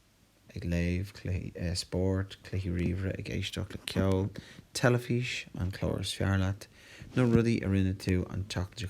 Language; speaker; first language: Irish; non-native, local second language; English